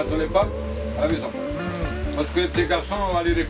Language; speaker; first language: French; non-native, learner; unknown